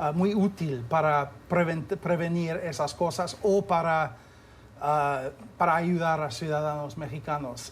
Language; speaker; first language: Spanish; non-native, fluent; English